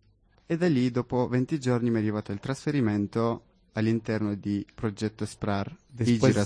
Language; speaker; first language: Italian; non-native, fluent; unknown